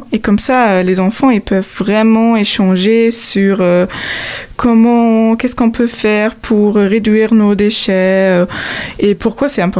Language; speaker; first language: French; non-native, fluent; German